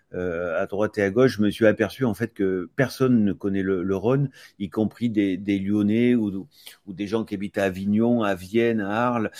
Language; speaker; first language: French; native; French